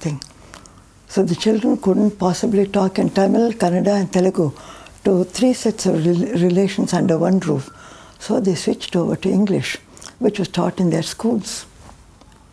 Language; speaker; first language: English; non-native, local second language; Tamil